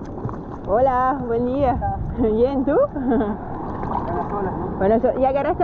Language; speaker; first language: Spanish; non-native, fluent; Portuguese